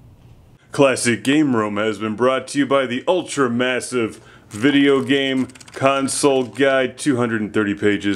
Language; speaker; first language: English; native; English